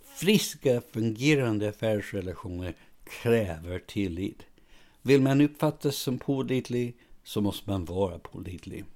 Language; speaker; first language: Swedish; non-native, fluent; English